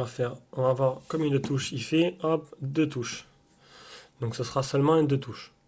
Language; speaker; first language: French; native; French